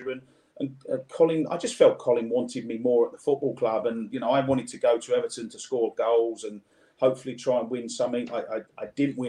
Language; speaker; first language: English; native; English